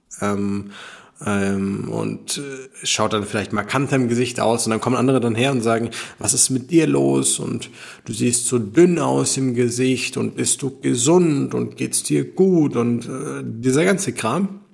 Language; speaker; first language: German; native; German